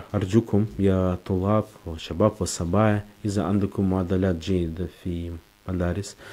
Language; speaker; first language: Arabic; non-native, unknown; Russian